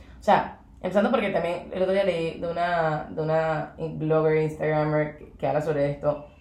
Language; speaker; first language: Spanish; native; Spanish